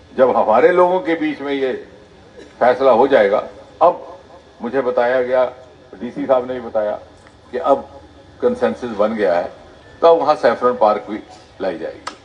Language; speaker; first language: Hindi; non-native, local second language; Dogri